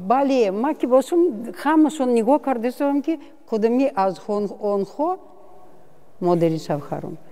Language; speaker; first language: Tajik; non-native, fluent; Russian